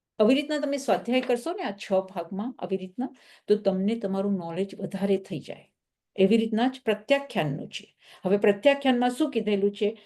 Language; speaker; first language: Gujarati; early bilingual, heritage; Gujarati